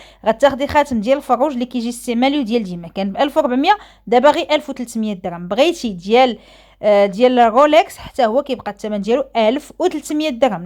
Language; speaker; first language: Arabic; native; Arabic